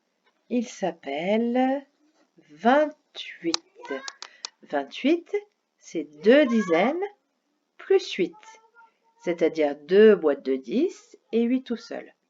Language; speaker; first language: French; native; French